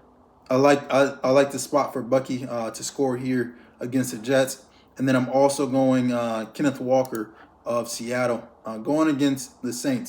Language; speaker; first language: English; native; English